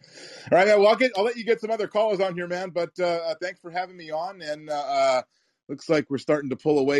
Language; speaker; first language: English; native; English